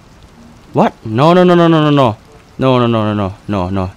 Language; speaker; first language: English; non-native, learner; Thai